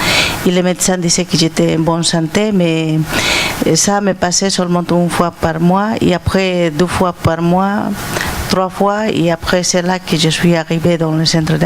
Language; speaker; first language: French; non-native, learner; Portuguese